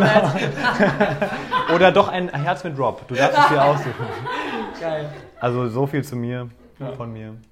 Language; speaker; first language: German; native; German